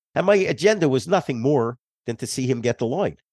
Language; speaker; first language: English; native; English